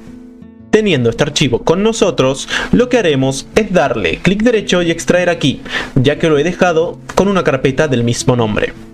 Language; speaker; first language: Spanish; native; Spanish